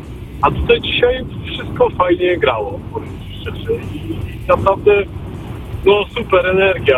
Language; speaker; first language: Polish; native; Polish